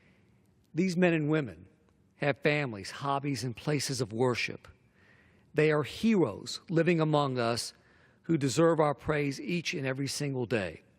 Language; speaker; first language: English; native; English